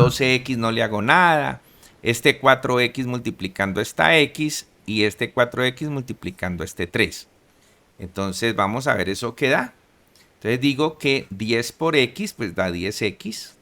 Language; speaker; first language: Spanish; native; Spanish